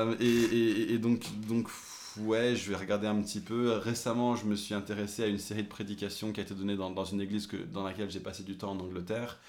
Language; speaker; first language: French; early bilingual, other home language; English